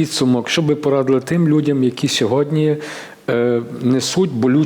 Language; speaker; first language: Ukrainian; native; Ukrainian